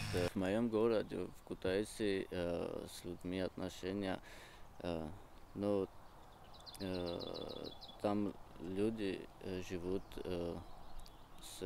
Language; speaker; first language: Russian; non-native, learner; Georgian